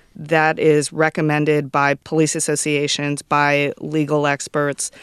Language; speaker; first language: English; native; English